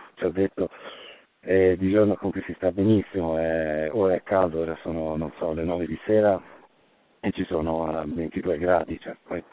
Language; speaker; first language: Italian; native; Italian